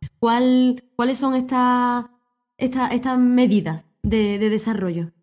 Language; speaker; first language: Spanish; native; Spanish